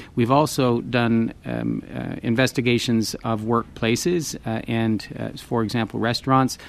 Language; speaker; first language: English; native; English